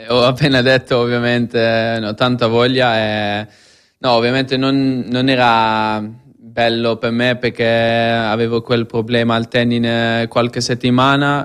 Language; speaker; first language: Italian; non-native, fluent; Dutch